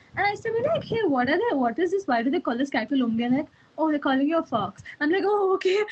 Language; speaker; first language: English; non-native, local second language; Kannada